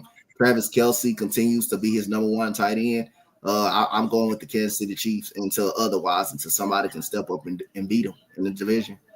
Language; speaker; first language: English; native; English